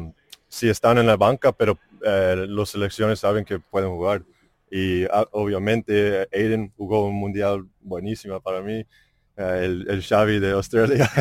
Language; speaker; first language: Spanish; non-native, fluent; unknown